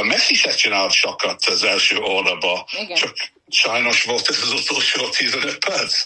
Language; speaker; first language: Hungarian; non-native, learner; English